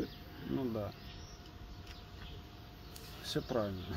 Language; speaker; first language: Russian; native; Russian